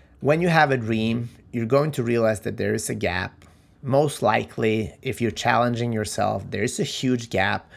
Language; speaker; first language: English; non-native, fluent; Macedonian